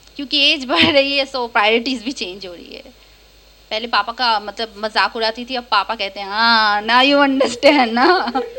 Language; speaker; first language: Hindi; non-native, local second language; Bangla